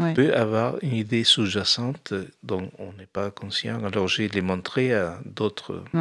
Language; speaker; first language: French; non-native, fluent; Spanish